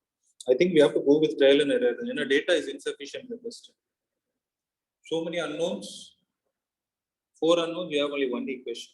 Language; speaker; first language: English; non-native, local second language; Tamil